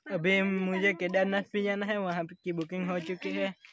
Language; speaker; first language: Hindi; non-native, local second language; Gujarati